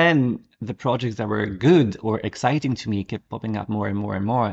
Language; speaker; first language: English; non-native, fluent; Polish